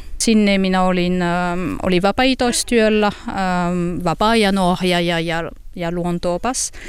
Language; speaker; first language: Finnish; non-native, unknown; French